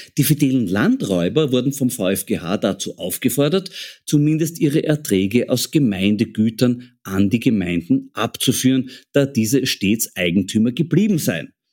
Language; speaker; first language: German; native; German